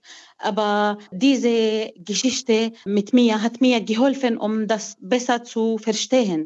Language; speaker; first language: German; non-native, fluent; Arabic